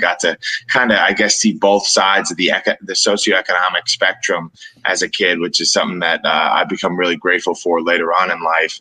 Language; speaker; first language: English; native; English